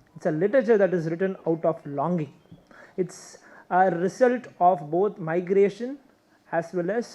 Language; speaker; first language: English; non-native, local second language; Tamil